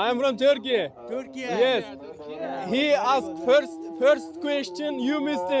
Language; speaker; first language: English; non-native, learner; Turkish